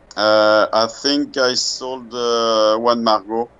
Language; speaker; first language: English; non-native, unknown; French